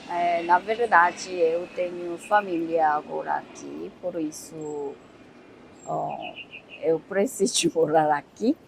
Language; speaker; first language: Portuguese; non-native, learner; Korean